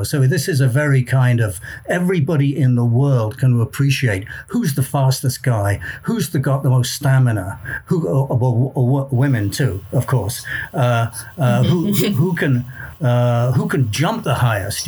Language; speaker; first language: English; native; English